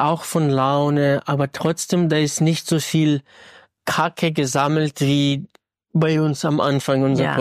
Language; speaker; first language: German; non-native, fluent; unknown